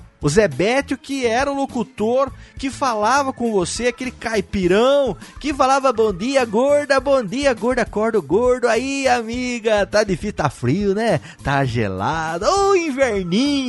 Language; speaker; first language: Portuguese; native; Portuguese